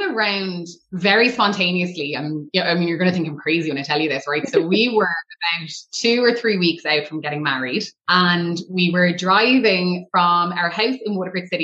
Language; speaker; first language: English; native; English